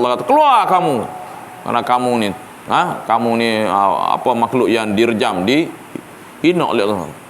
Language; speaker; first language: Malay; native; Malay